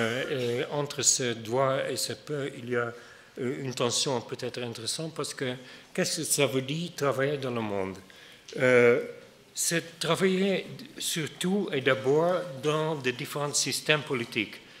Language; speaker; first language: French; non-native, fluent; Dutch